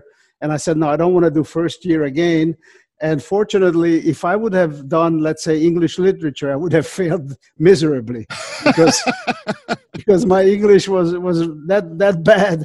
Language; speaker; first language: English; non-native, fluent; Slovak